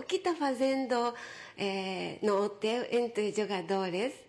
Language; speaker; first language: Portuguese; non-native, fluent; Japanese